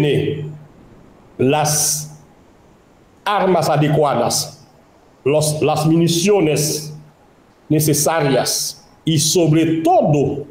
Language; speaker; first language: Spanish; non-native, local second language; Haitian Creole